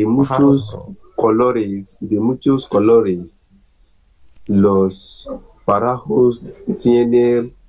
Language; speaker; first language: Spanish; non-native, learner; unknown